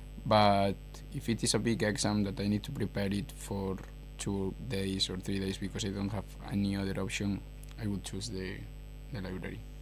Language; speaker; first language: English; non-native, fluent; Spanish